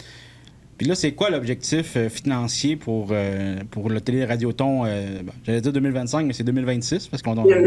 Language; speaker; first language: French; native; French